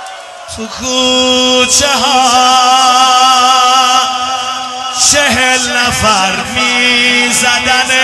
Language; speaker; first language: Persian; native; Persian